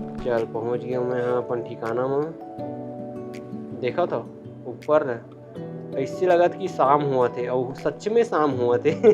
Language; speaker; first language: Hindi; non-native, local second language; Chhattisgarhi